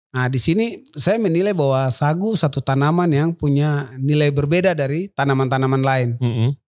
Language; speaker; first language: Indonesian; native; Indonesian